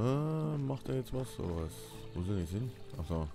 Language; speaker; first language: German; native; German